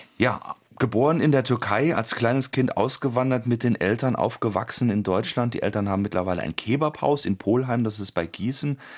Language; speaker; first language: German; native; German